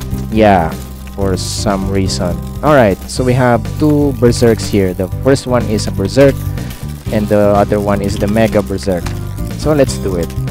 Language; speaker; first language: English; non-native, local second language; Filipino